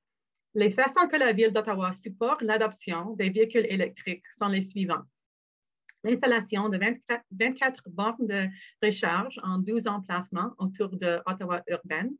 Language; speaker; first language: French; non-native, learner; English